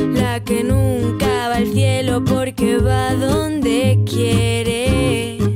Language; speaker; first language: Spanish; native; Spanish